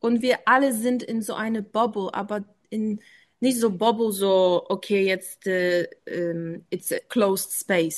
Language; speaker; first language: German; non-native, learner; English